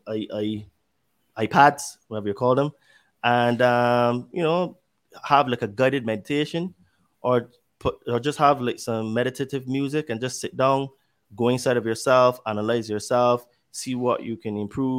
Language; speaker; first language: English; native; English